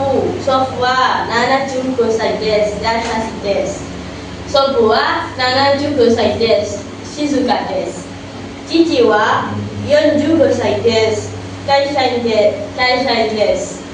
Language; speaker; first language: Japanese; non-native, learner; Indonesian